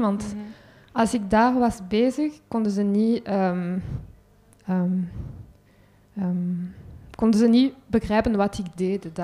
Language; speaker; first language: Dutch; non-native, local second language; French